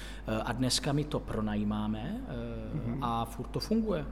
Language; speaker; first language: Czech; non-native, fluent; Italian